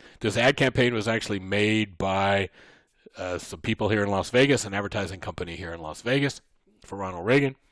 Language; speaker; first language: English; native; English